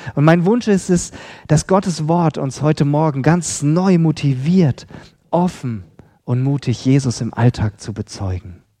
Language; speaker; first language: German; native; German